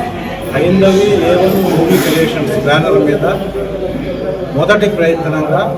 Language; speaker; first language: Telugu; native; Telugu